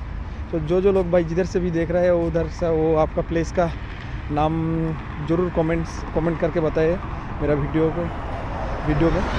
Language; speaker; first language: Hindi; non-native, learner; Bangla